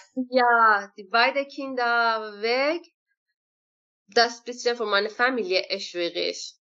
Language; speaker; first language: German; non-native, learner; Persian